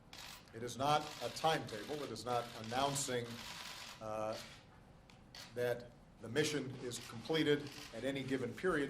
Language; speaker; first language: English; native; English